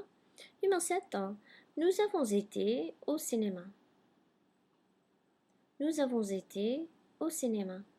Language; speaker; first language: French; non-native, fluent; English